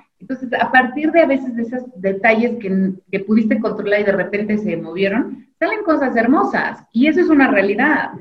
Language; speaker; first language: Spanish; native; Spanish